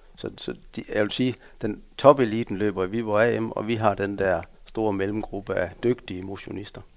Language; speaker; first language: Danish; native; Danish